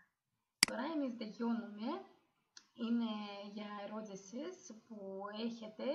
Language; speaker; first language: Greek; non-native, learner; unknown